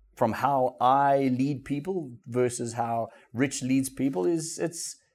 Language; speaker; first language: English; native; English